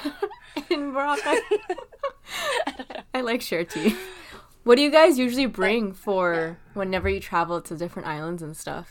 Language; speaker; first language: English; non-native, local second language; Filipino